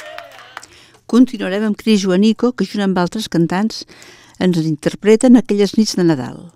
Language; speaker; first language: Catalan; native; Catalan